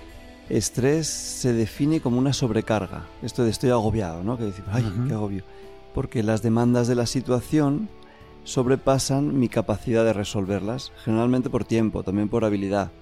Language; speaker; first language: Spanish; native; Spanish